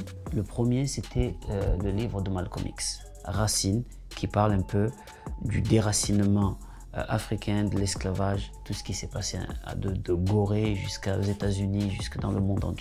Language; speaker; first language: French; native; French